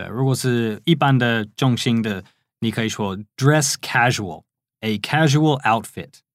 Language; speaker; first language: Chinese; non-native, fluent; English